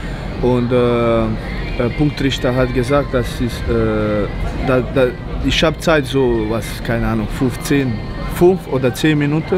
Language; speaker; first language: German; non-native, learner; Croatian